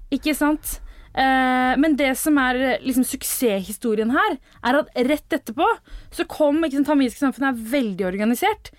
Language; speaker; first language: Norwegian; early bilingual, other home language; Tamil